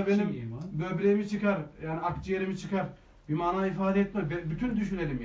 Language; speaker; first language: Turkish; native; Turkish